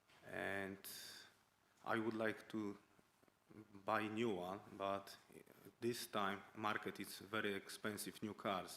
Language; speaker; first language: English; non-native, learner; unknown